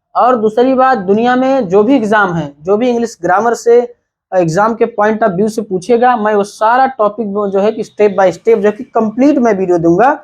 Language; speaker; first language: Hindi; native; Hindi